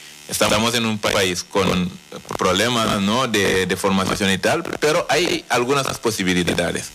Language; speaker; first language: Spanish; non-native, fluent; Wolof